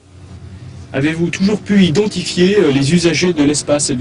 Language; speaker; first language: French; native; French